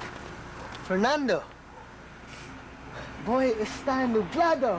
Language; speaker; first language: Spanish; non-native, learner; English